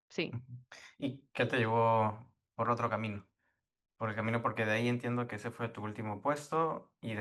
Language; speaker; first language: Spanish; native; Spanish